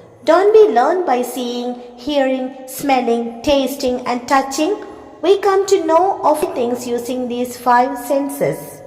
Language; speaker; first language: English; non-native, local second language; Malayalam